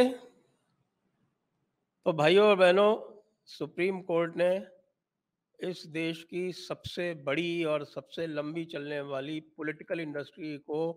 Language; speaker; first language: Hindi; native; Hindi